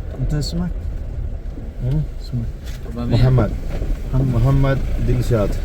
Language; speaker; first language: Arabic; non-native, learner; Malayalam